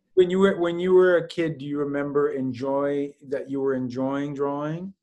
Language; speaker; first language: English; native; English